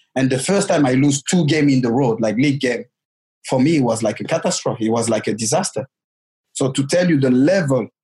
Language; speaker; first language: English; non-native, fluent; French